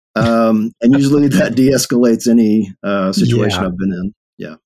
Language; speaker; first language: English; native; English